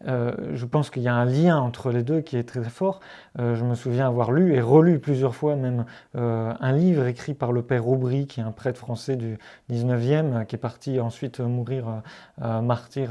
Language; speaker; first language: French; native; French